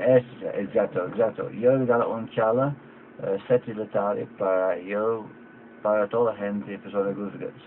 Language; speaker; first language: Spanish; non-native, learner; English